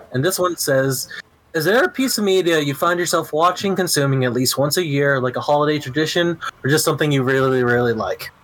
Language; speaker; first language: English; early bilingual, heritage; Spanish